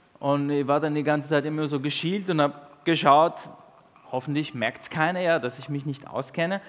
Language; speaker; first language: German; early bilingual, other home language; Italian